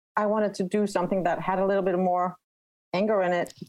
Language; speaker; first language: English; non-native, fluent; Danish